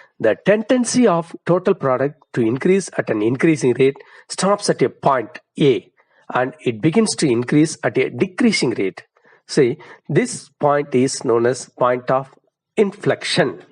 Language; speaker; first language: English; non-native, local second language; Tamil